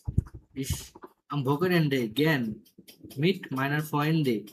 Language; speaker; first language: German; non-native, learner; Bangla